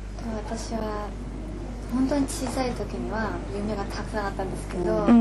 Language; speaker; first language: Japanese; non-native, fluent; Korean